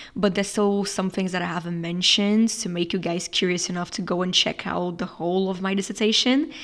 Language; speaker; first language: English; non-native, fluent; Portuguese